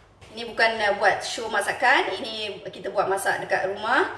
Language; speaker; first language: Malay; non-native, local second language; Tamil